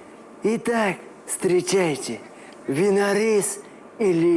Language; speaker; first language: Russian; non-native, local second language; Tatar